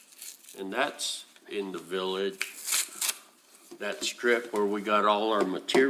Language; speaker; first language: English; native; English